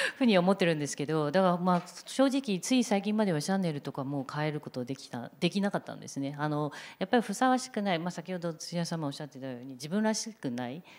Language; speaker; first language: Japanese; non-native, fluent; Chinese